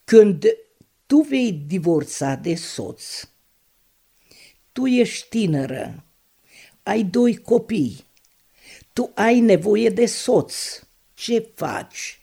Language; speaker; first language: Romanian; non-native, local second language; Hungarian